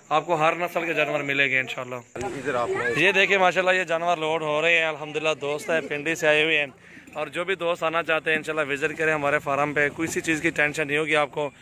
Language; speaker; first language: Urdu; non-native, local second language; Saraiki